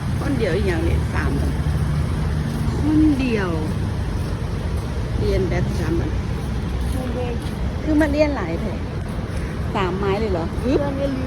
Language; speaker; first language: Thai; native; Thai